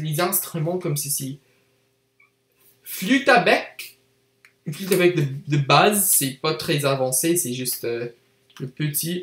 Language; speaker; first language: French; non-native, learner; English